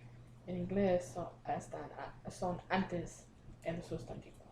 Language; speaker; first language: Spanish; non-native, learner; English